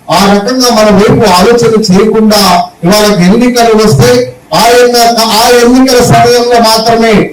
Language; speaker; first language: Telugu; non-native, local second language; Lambadi